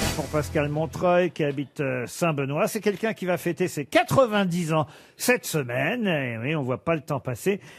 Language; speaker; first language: French; native; French